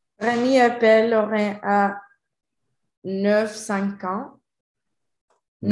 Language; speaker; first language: French; non-native, learner; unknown